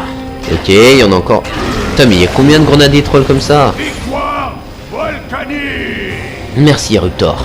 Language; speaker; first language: French; native; French